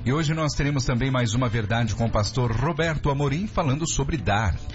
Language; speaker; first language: Portuguese; native; Portuguese